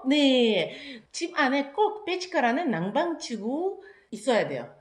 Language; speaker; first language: Korean; non-native, fluent; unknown